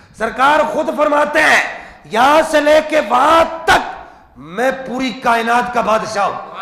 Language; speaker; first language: Urdu; non-native, local second language; Punjabi